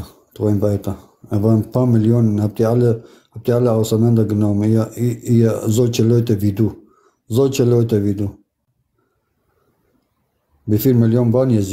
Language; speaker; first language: German; non-native, fluent; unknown